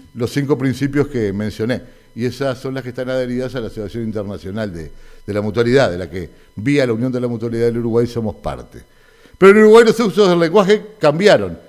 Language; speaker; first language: Spanish; native; Spanish